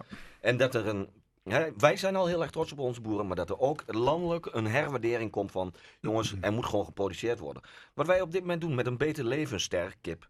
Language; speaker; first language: Dutch; native; Dutch